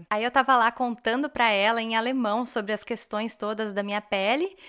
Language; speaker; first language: Portuguese; native; Portuguese